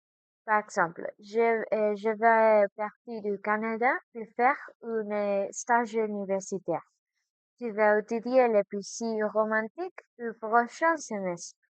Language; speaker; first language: French; non-native, learner; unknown